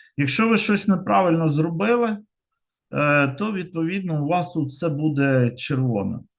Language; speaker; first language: Ukrainian; non-native, local second language; Russian